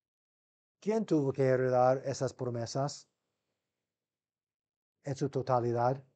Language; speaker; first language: Spanish; non-native, fluent; English